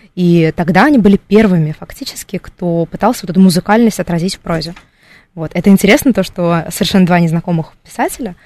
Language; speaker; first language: Russian; native; Russian